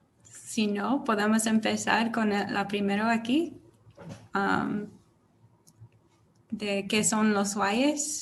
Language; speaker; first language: Spanish; non-native, learner; English